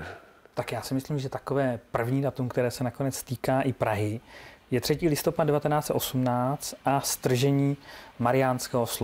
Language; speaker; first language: Czech; native; Czech